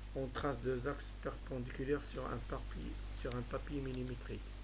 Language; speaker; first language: French; non-native, local second language; Arabic